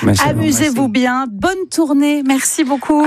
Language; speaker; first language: French; native; French